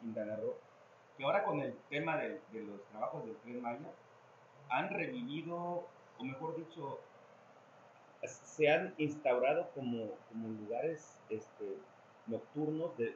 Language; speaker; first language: Spanish; native; Spanish